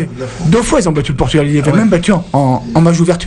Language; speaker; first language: French; native; French